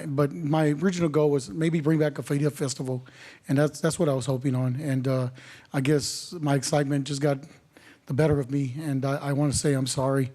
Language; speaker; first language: English; native; English